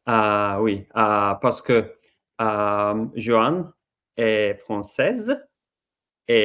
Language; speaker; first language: French; non-native, learner; English